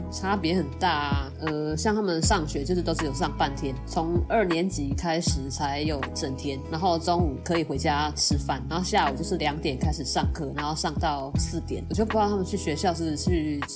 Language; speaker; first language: Chinese; native; Chinese